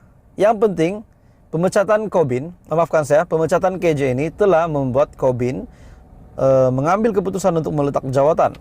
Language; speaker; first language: Malay; native; Malay